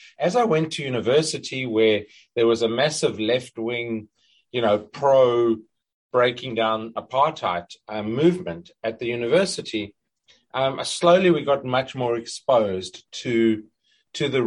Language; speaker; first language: English; native; English